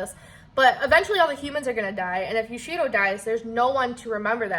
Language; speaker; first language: English; native; English